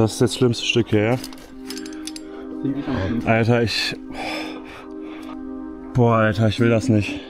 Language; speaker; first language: German; native; German